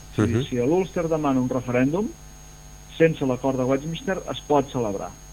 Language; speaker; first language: Catalan; native; Catalan